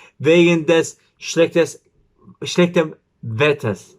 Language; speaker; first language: German; non-native, learner; Turkish